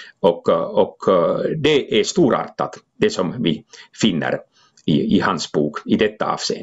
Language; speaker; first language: Swedish; non-native, local second language; Finnish